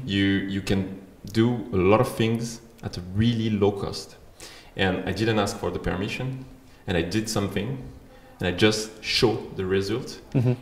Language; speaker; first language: English; non-native, fluent; French